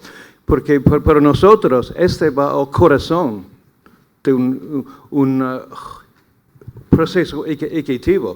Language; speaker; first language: Spanish; non-native, learner; English